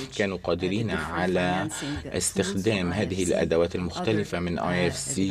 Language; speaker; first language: Arabic; native; Arabic